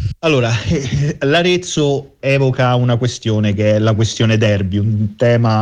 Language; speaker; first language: Italian; native; Italian